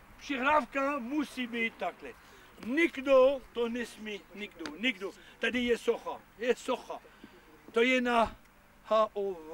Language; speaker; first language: Czech; non-native, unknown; French